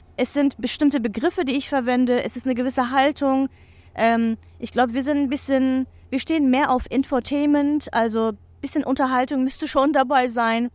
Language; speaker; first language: German; non-native, fluent; Turkish